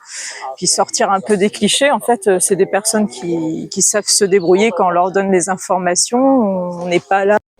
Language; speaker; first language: French; native; French